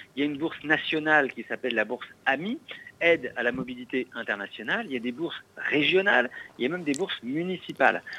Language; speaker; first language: French; native; French